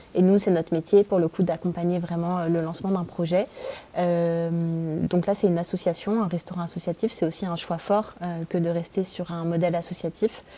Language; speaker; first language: French; native; French